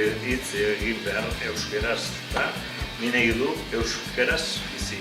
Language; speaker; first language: Basque; non-native, learner; Spanish